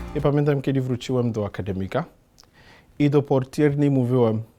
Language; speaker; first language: Polish; non-native, fluent; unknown